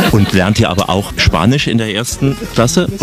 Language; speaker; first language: German; native; German